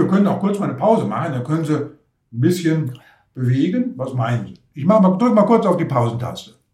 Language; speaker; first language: German; native; German